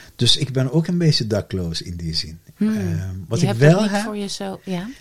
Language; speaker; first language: Dutch; non-native, fluent; Persian